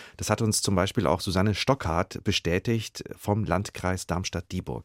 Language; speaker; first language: German; native; German